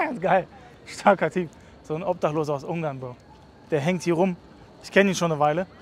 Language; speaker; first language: German; early bilingual, other home language; Russian